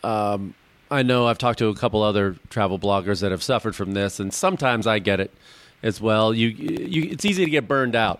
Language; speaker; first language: English; native; English